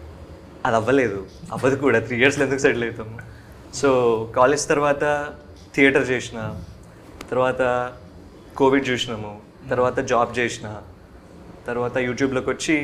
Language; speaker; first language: Telugu; native; Telugu